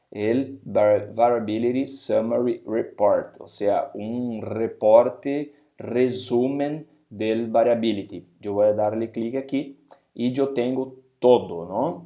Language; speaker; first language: Spanish; non-native, fluent; Portuguese